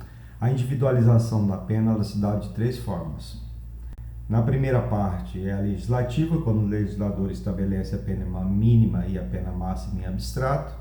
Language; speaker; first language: Portuguese; native; Portuguese